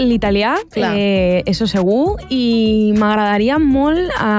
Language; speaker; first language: Catalan; non-native, local second language; Spanish